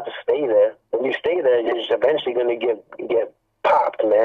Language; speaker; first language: English; native; English